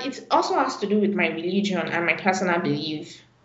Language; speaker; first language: English; non-native, local second language; Yoruba